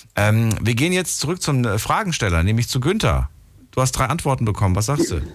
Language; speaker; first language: German; native; German